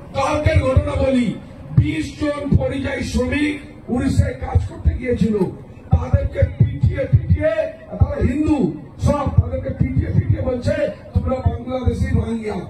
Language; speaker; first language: Bangla; non-native, local second language; Hindi